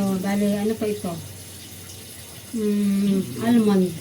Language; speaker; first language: Filipino; native; Filipino